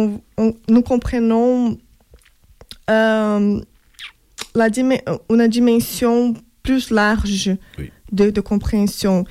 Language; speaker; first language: French; non-native, fluent; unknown